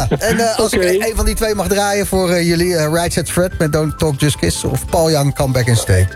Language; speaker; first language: Dutch; native; Dutch